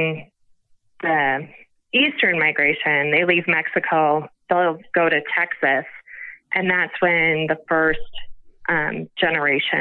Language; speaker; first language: English; native; English